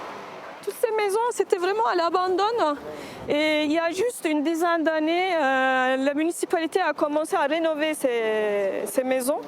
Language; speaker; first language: French; non-native, fluent; Turkish